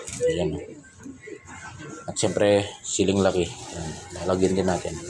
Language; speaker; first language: Filipino; non-native, local second language; Pampanga